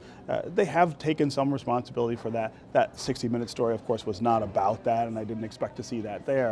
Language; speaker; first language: English; native; English